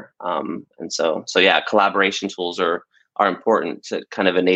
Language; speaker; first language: English; native; English